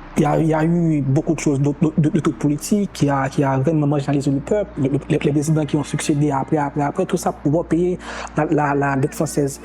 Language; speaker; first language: French; non-native, local second language; Haitian Creole